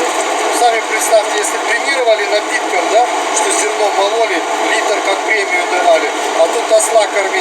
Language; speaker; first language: Russian; native; Russian